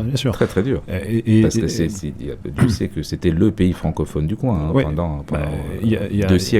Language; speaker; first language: French; native; French